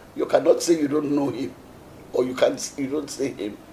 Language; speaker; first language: English; non-native, local second language; Yoruba